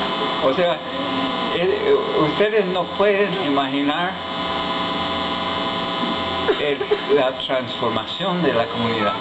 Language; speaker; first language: Spanish; non-native, fluent; English